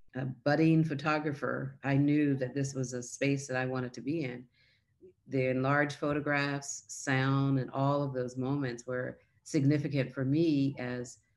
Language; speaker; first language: English; native; English